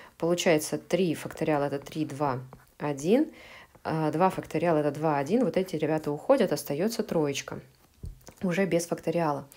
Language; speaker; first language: Russian; native; Russian